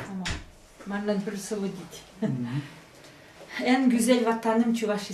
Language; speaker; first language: Turkish; non-native, learner; Chuvash